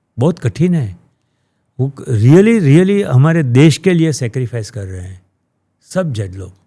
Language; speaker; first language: Hindi; non-native, local second language; Gujarati